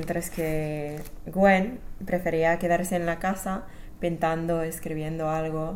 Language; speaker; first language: Spanish; non-native, fluent; English